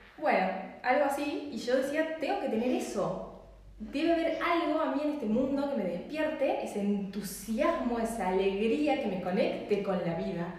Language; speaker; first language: Spanish; native; Spanish